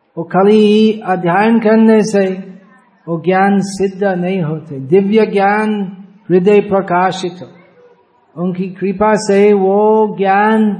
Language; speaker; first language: Hindi; non-native, fluent; English